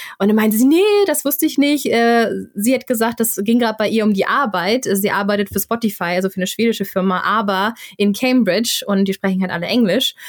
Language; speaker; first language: German; native; German